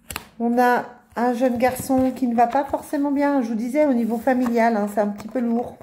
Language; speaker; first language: French; native; French